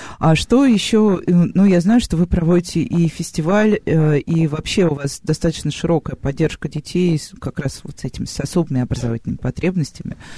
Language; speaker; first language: Russian; native; Russian